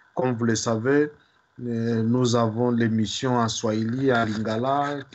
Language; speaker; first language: French; non-native, local second language; Swahili